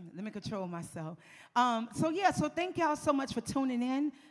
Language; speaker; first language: English; native; English